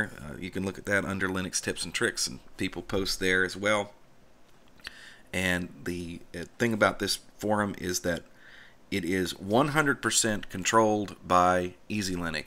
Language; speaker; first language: English; native; English